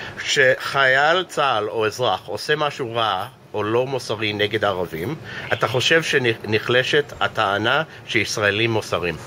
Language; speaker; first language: Hebrew; non-native, fluent; English